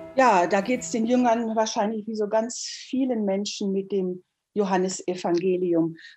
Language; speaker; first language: German; native; German